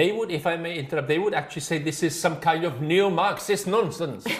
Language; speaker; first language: English; non-native, fluent; Czech